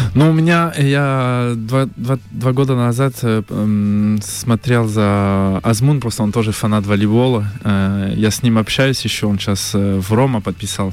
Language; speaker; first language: Russian; early bilingual, heritage; French